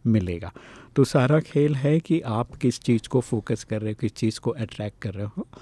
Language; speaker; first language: Hindi; native; Hindi